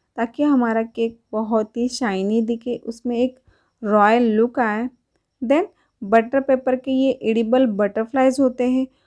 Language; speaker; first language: Hindi; non-native, local second language; Marathi